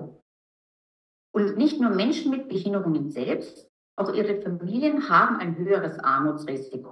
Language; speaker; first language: German; native; German